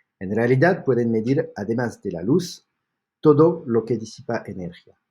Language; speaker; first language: Spanish; non-native, fluent; French